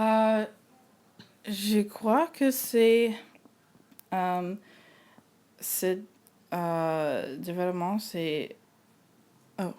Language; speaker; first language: French; non-native, learner; English